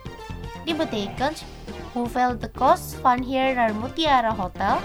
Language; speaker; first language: Dutch; non-native, fluent; Indonesian